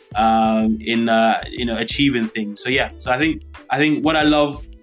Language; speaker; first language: English; early bilingual, other home language; Yoruba